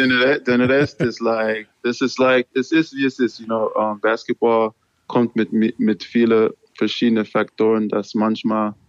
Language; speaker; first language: German; non-native, learner; English